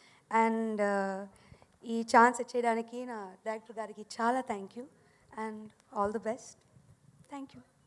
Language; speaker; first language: Telugu; non-native, learner; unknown